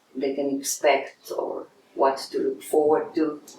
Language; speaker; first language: English; non-native, fluent; Slovenian